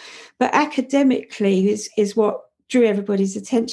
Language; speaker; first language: English; native; English